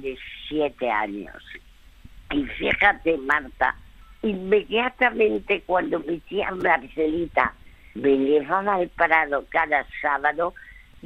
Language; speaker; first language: Spanish; early bilingual, other home language; French